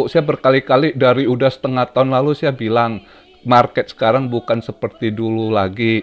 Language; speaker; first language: Indonesian; native; Indonesian